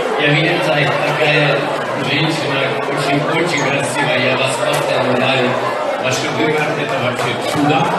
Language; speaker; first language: Russian; non-native, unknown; German